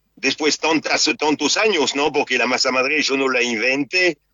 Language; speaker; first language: Spanish; non-native, fluent; French